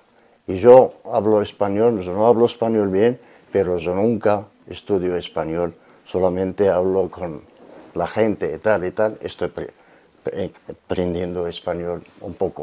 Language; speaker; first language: Spanish; non-native, learner; Arabic